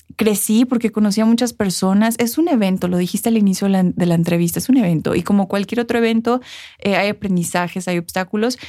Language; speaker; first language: Spanish; early bilingual, heritage; Spanish